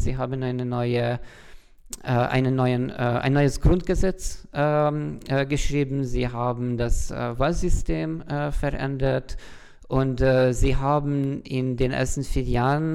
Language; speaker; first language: German; non-native, fluent; Hungarian